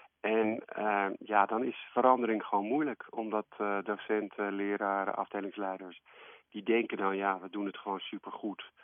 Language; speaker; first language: Dutch; native; Dutch